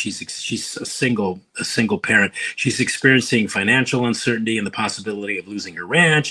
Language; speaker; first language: English; native; English